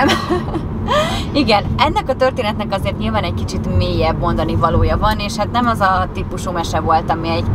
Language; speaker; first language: Hungarian; native; Hungarian